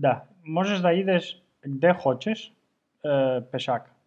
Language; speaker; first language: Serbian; non-native, fluent; Spanish